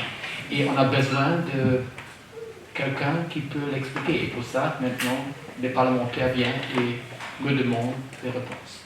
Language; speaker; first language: French; non-native, fluent; German